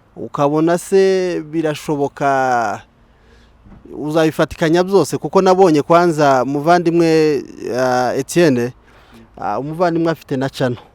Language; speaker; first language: Kinyarwanda; native; Kinyarwanda